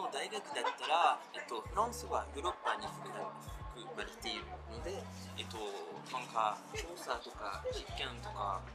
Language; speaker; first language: Japanese; non-native, learner; French